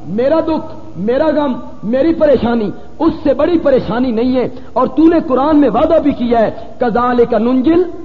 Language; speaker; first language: Urdu; non-native, local second language; Punjabi